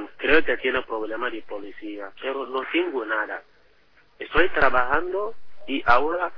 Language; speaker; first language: Spanish; non-native, learner; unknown